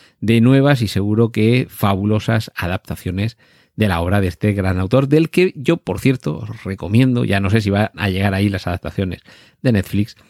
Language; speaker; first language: Spanish; native; Spanish